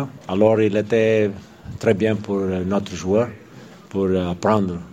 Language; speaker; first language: French; non-native, fluent; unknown